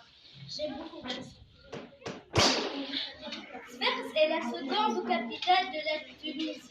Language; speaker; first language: French; non-native, learner; Arabic